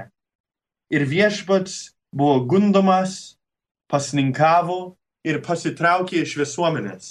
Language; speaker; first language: Lithuanian; early bilingual, heritage; Lithuanian